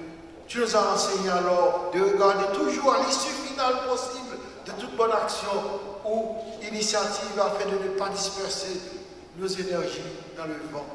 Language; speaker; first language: French; non-native, local second language; Haitian Creole